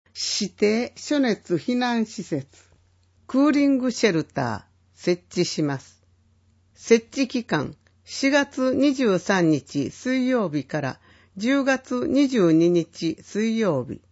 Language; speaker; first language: Japanese; native; Japanese